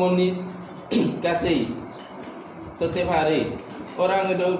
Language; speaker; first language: Indonesian; non-native, learner; Khmer